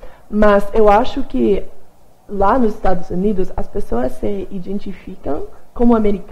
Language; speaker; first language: Portuguese; non-native, fluent; English